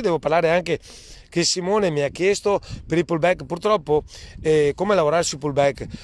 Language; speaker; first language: Italian; native; Italian